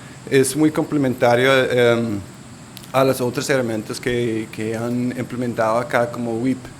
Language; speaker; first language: Spanish; non-native, local second language; English